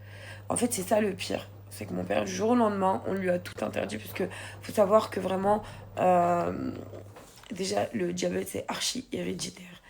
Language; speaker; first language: French; native; French